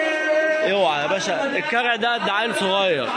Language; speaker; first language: Arabic; native; Arabic